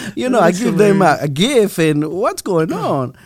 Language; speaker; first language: English; non-native, fluent; Spanish